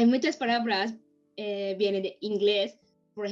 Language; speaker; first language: Spanish; non-native, learner; Japanese